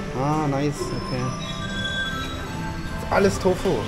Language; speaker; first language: English; non-native, learner; German